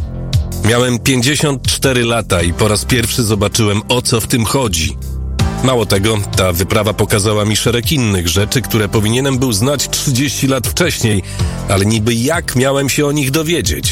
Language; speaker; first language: Polish; native; Polish